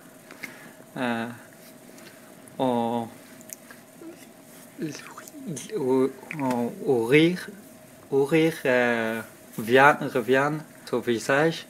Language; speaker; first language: French; non-native, learner; Persian